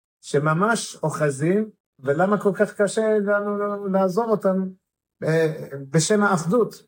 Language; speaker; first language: Hebrew; non-native, fluent; English